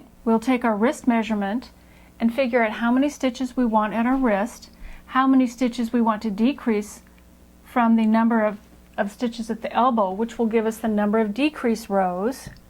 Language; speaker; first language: English; native; English